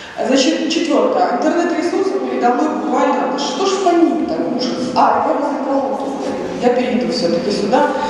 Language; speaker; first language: Russian; non-native, local second language; Ukrainian